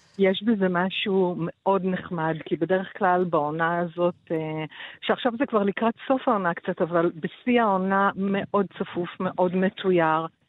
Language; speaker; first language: Hebrew; native; Hebrew